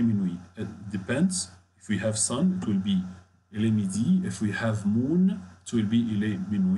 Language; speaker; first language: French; non-native, fluent; Arabic